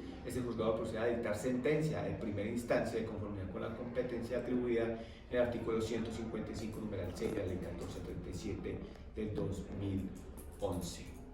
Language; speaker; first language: Spanish; native; Spanish